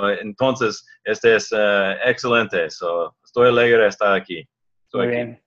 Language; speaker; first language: Spanish; non-native, learner; English